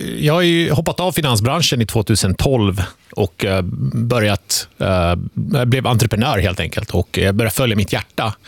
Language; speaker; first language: Swedish; early bilingual, other home language; Finnish